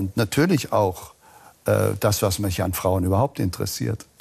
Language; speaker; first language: German; native; German